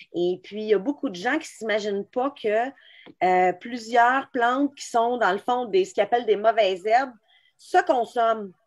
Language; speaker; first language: French; native; French